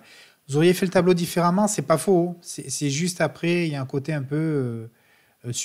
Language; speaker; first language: French; native; French